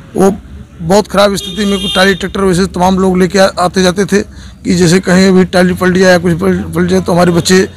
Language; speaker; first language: Hindi; native; Hindi